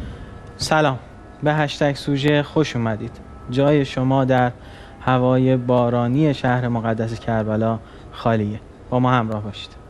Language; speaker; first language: Persian; native; Persian